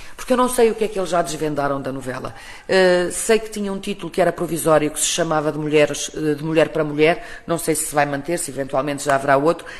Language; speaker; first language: Portuguese; native; Portuguese